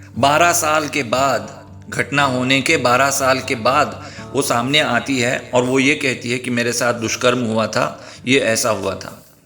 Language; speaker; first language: Hindi; non-native, local second language; Marathi